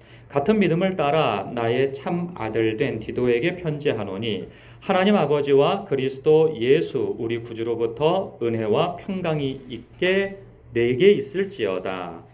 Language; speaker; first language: Korean; native; Korean